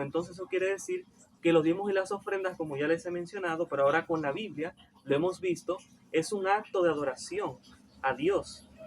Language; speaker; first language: Spanish; native; Spanish